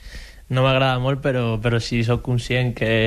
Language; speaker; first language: Catalan; non-native, local second language; Spanish